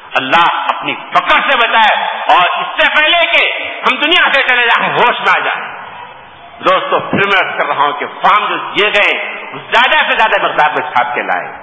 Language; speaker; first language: Urdu; native; Urdu